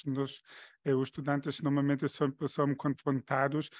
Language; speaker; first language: Portuguese; non-native, fluent; German